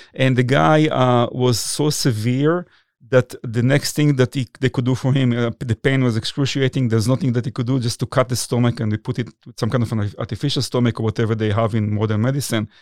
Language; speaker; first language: English; non-native, fluent; Hebrew